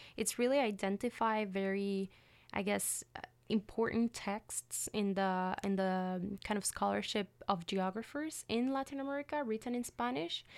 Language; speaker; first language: English; non-native, fluent; Spanish